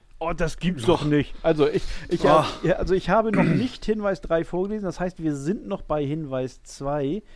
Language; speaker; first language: German; native; German